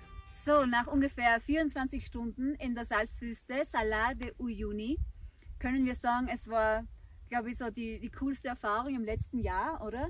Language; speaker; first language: German; native; German